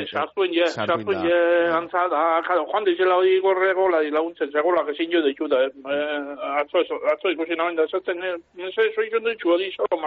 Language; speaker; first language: Basque; native; Basque